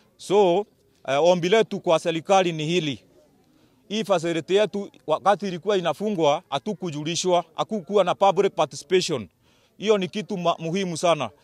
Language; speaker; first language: Swahili; non-native, local second language; Kikuyu